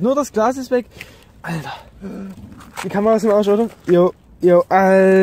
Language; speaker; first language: German; native; German